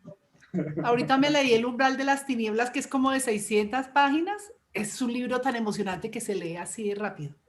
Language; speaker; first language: Spanish; native; Spanish